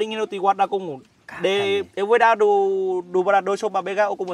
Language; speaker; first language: Portuguese; non-native, learner; Vietnamese